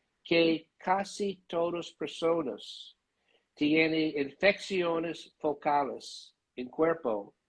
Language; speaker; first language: Spanish; non-native, learner; English